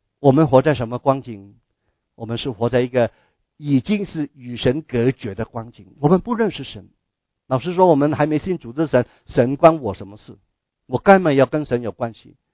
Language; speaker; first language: Chinese; non-native, local second language; Cantonese